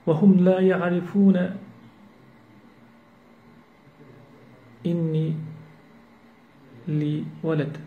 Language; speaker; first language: Arabic; non-native, learner; Uyghur